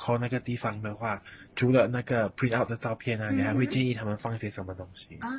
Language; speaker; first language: Chinese; native; Chinese